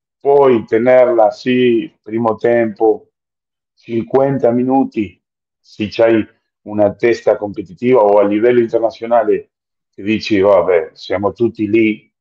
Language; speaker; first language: Italian; non-native, fluent; Spanish